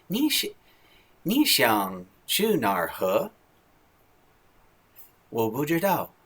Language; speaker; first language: Chinese; non-native, learner; English